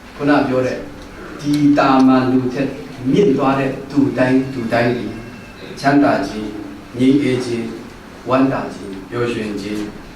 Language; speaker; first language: Burmese; non-native, local second language; Kachin